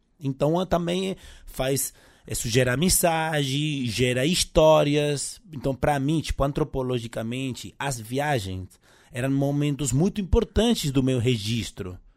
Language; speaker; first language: Portuguese; non-native, fluent; Spanish